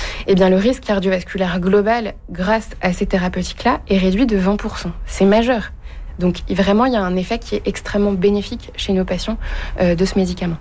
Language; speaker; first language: French; native; French